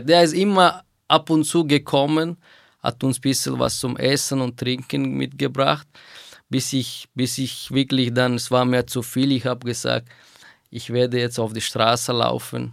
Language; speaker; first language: German; non-native, fluent; Persian